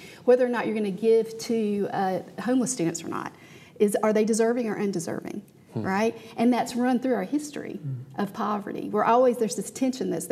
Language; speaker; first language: English; native; English